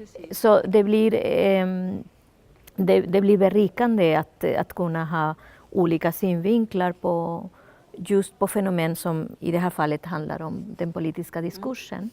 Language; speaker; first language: Swedish; non-native, fluent; Spanish